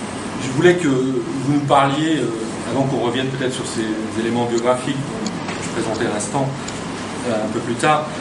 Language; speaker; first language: French; native; French